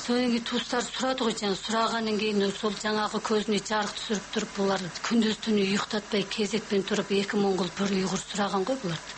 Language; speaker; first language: Kazakh; early bilingual, heritage; Kazakh